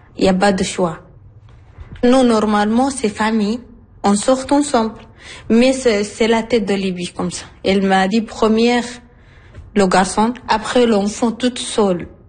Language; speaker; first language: French; non-native, learner; Arabic